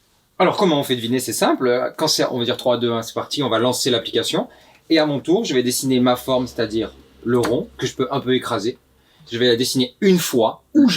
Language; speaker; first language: French; native; French